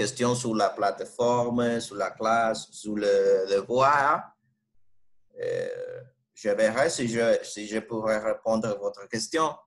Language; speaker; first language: French; non-native, fluent; Spanish